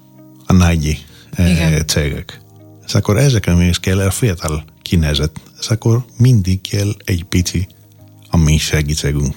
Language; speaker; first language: Hungarian; non-native, learner; Greek